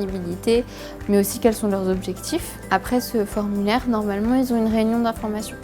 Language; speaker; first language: French; native; French